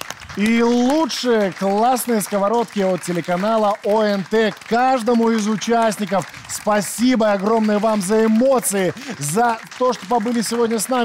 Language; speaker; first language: Russian; native; Russian